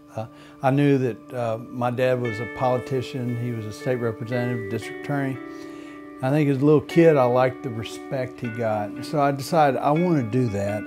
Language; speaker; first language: English; native; English